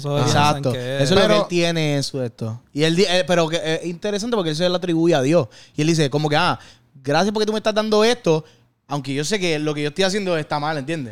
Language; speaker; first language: Spanish; native; Spanish